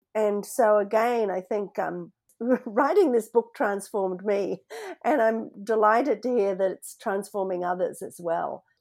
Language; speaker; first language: English; native; English